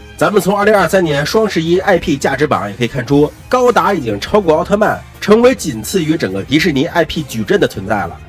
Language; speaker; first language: Chinese; native; Chinese